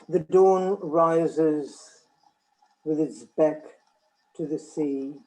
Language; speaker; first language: English; non-native, fluent; Lithuanian